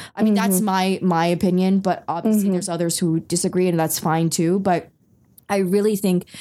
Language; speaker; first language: English; early bilingual, other home language; Min Nan Chinese